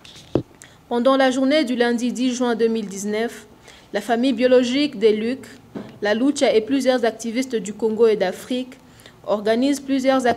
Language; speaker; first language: French; non-native, local second language; Swahili